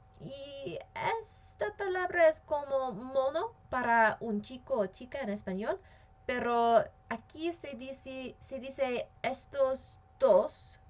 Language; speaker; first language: Spanish; non-native, fluent; English